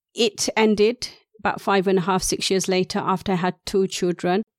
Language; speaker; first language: English; non-native, local second language; Urdu